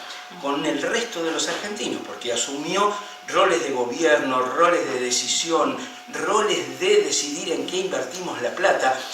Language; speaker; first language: Spanish; native; Spanish